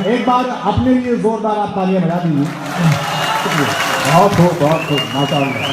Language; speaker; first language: Urdu; native; Urdu